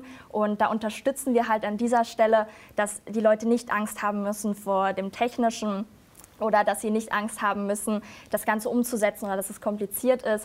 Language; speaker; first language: German; native; German